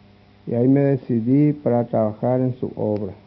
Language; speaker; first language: Spanish; non-native, local second language; Guarani